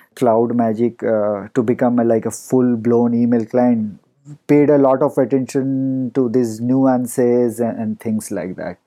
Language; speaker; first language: English; non-native, local second language; Hindi